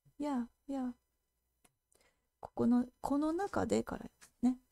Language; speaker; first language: Japanese; native; Japanese